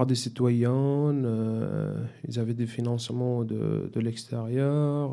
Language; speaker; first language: French; non-native, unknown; Arabic